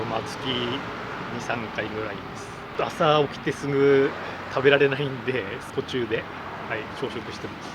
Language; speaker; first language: Japanese; native; Japanese